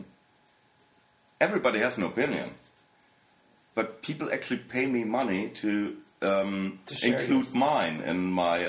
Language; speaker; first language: English; non-native, fluent; German